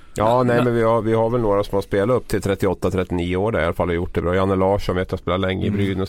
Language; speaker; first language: Swedish; native; Swedish